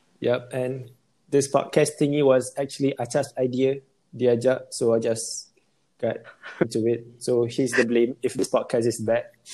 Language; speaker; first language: English; non-native, local second language; Malay